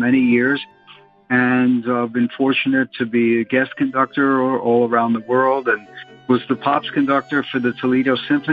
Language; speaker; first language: English; native; English